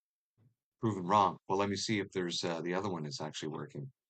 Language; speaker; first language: English; native; English